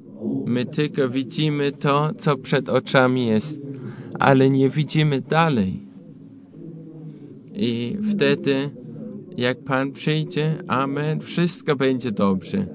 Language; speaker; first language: Polish; non-native, fluent; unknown